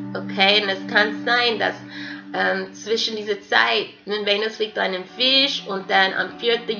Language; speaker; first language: German; non-native, fluent; English